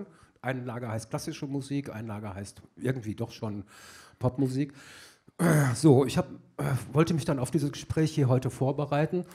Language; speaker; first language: German; native; German